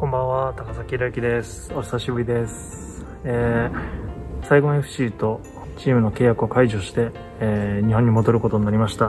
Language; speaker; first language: Japanese; native; Japanese